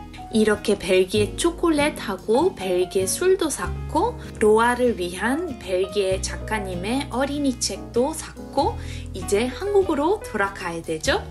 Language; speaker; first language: Korean; non-native, fluent; French